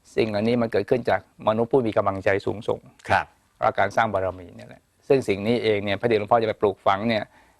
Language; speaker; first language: Thai; native; Thai